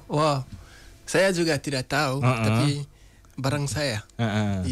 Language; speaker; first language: Indonesian; non-native, learner; Hausa